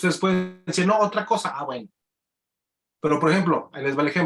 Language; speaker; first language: Spanish; native; Spanish